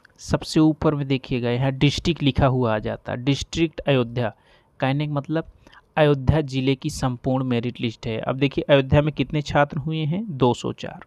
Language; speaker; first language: Hindi; native; Hindi